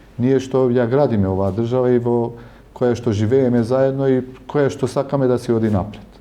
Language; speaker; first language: Macedonian; non-native, local second language; Albanian